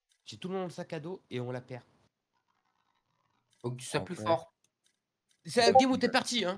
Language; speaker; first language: French; native; French